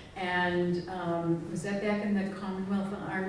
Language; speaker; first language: English; native; English